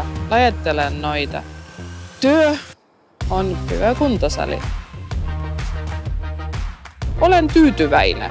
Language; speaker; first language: Finnish; non-native, learner; Estonian